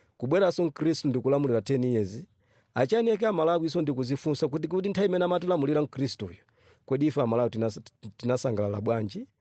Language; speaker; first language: Nyanja; non-native, local second language; Yao